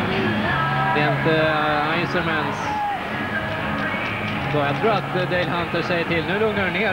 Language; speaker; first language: Swedish; native; Swedish